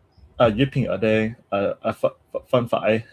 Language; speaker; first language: Vietnamese; non-native, learner; English